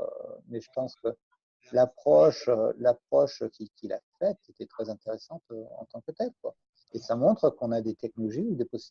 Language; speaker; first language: French; native; French